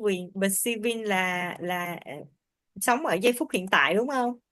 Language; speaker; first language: Vietnamese; native; Vietnamese